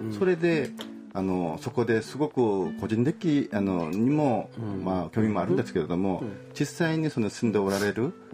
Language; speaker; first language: Japanese; non-native, fluent; Korean